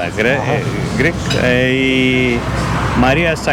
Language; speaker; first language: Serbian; non-native, learner; Greek